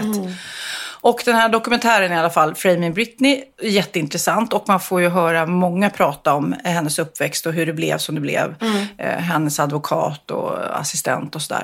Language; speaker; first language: Swedish; native; Swedish